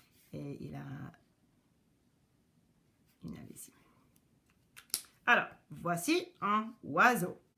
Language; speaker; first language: French; non-native, local second language; English